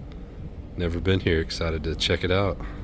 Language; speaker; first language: English; native; English